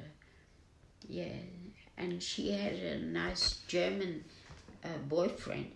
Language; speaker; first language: English; non-native, local second language; German